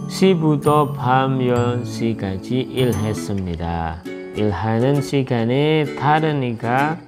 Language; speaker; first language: Korean; non-native, fluent; Indonesian